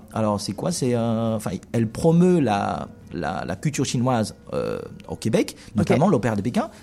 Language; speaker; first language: French; non-native, fluent; Chinese